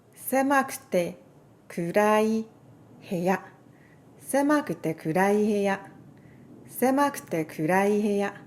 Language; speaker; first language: Japanese; non-native, fluent; Korean